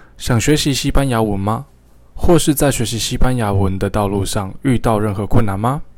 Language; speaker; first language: Chinese; early bilingual, heritage; Chinese